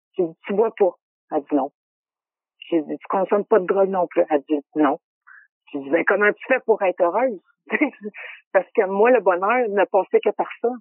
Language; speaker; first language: French; native; French